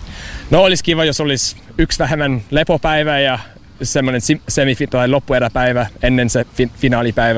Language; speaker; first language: Finnish; non-native, learner; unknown